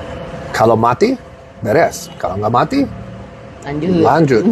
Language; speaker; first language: Indonesian; non-native, learner; English